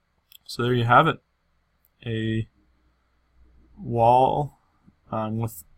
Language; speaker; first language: English; native; English